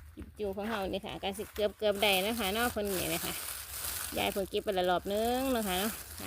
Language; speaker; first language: Thai; native; Thai